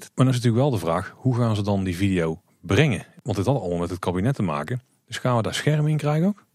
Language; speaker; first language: Dutch; native; Dutch